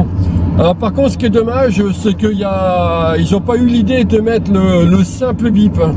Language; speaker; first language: French; native; French